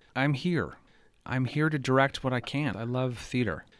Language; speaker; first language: English; native; English